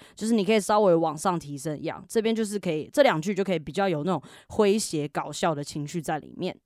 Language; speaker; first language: Chinese; native; Chinese